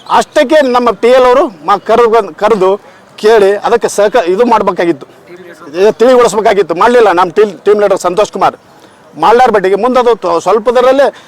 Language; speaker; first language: Kannada; native; Kannada